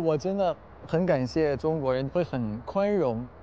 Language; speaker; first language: Chinese; non-native, fluent; Arabic